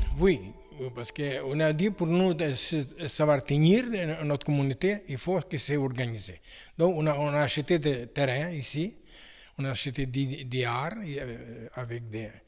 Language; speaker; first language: French; non-native, fluent; Ukrainian